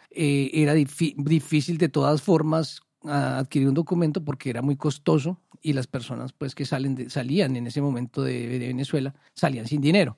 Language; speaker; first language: Spanish; native; Spanish